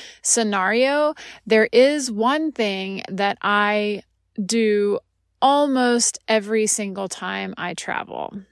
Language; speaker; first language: English; native; English